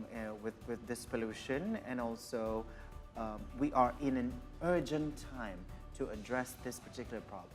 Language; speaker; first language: English; non-native, fluent; Indonesian